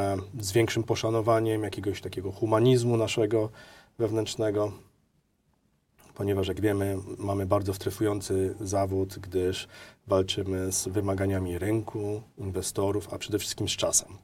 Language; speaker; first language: Polish; native; Polish